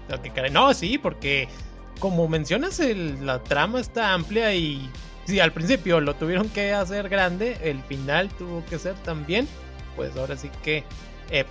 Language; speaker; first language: Spanish; native; Spanish